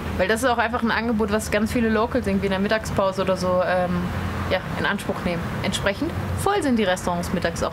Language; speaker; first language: German; native; German